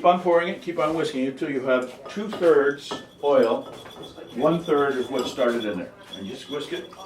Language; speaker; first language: English; native; English